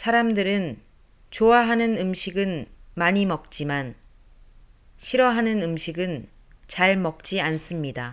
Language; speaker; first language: Korean; early bilingual, heritage; Korean